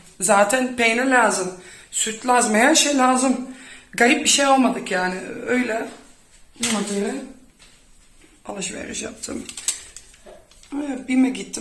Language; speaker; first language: Turkish; non-native, fluent; Dutch